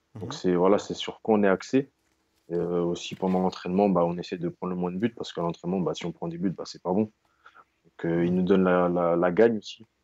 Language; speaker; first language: French; native; French